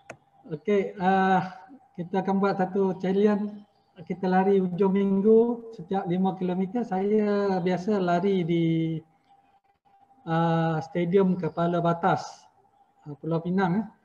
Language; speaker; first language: Malay; native; Malay